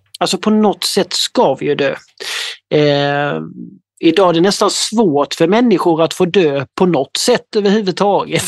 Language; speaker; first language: Swedish; native; Swedish